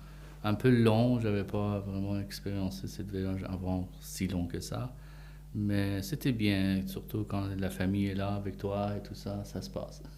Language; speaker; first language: French; non-native, fluent; Persian